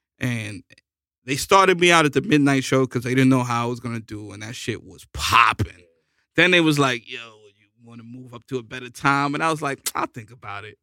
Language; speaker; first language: English; native; English